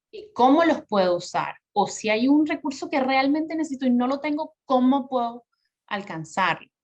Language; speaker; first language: Spanish; native; Spanish